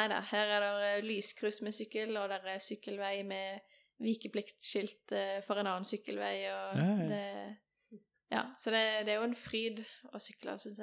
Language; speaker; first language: Norwegian; native; Norwegian